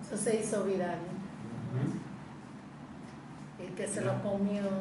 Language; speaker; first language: Spanish; native; Spanish